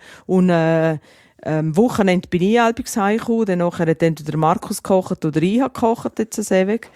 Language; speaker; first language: German; native; German